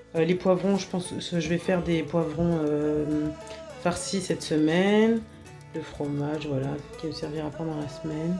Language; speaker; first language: French; native; French